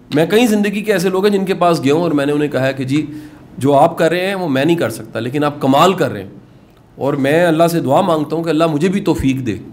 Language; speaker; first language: Urdu; native; Urdu